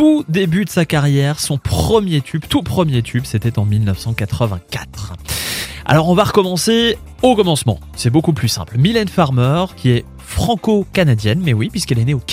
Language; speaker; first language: French; native; French